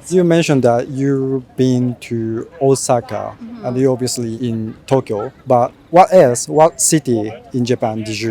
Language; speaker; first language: English; non-native, fluent; Japanese